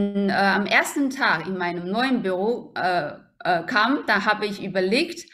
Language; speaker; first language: German; non-native, fluent; Chinese